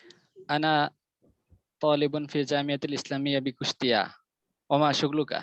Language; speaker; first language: Arabic; non-native, learner; Bangla